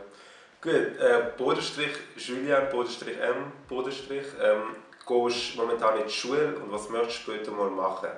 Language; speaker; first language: German; native; German